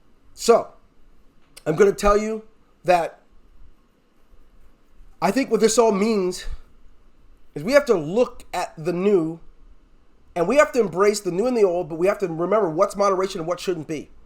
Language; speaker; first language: English; native; English